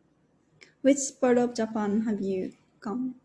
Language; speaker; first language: English; non-native, learner; Japanese